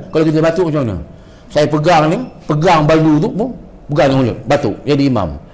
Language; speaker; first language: Malay; native; Malay